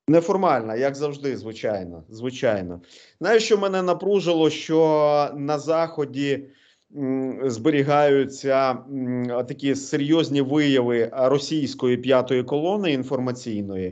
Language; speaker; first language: Ukrainian; native; Ukrainian